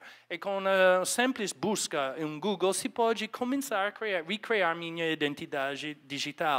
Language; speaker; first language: Portuguese; non-native, fluent; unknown